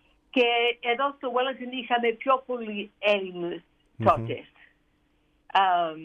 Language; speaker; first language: Greek; early bilingual, heritage; Greek